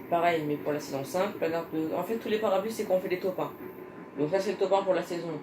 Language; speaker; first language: French; native; French